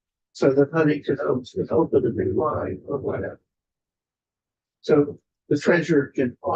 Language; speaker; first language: English; native; English